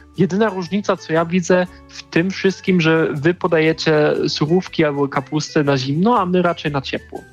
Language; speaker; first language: Polish; non-native, fluent; German